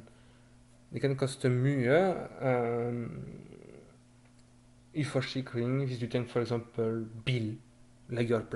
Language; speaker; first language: Norwegian; non-native, fluent; French